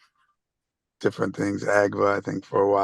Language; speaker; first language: English; native; English